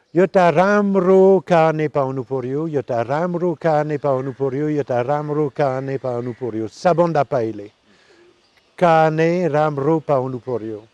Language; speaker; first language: Nepali; non-native, learner; French